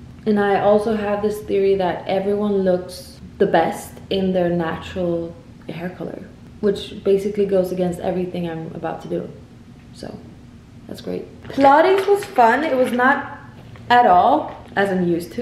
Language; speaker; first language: English; non-native, fluent; Swedish